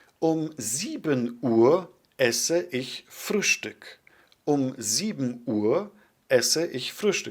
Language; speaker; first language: German; non-native, fluent; Polish